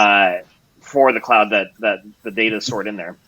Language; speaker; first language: English; native; English